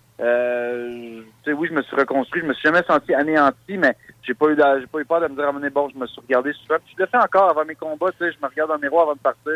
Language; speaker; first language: French; native; French